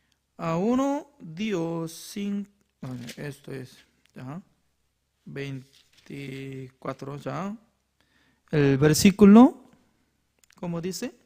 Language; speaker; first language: Spanish; non-native, fluent; Korean